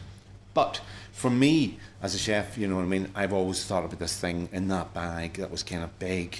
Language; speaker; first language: English; native; English